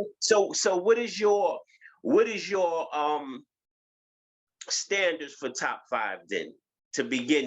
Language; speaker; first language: English; native; English